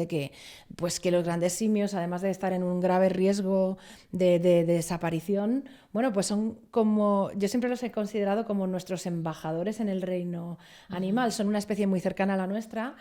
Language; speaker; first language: Spanish; native; Spanish